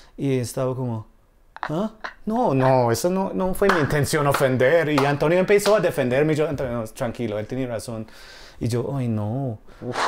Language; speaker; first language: Spanish; non-native, fluent; English